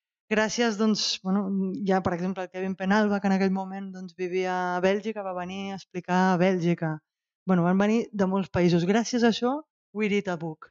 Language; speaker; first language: Catalan; native; Catalan